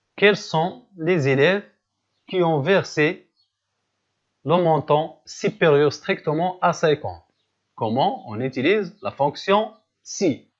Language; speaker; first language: French; non-native, local second language; Arabic